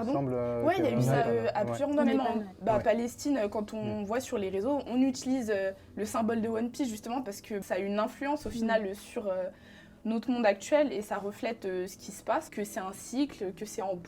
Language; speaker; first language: French; native; French